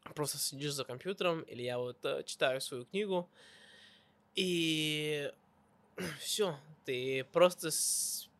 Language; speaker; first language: Russian; early bilingual, heritage; Russian